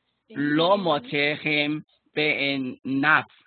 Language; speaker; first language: Hebrew; non-native, learner; German